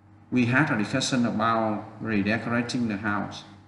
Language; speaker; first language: English; non-native, fluent; Vietnamese